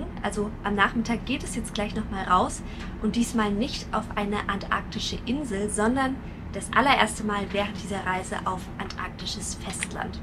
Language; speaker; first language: German; native; German